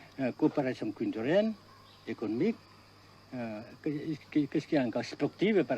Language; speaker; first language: French; non-native, local second language; Vietnamese